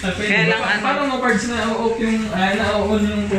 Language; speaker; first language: Filipino; native; Filipino